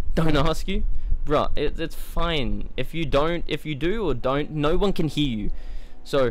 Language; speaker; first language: English; native; English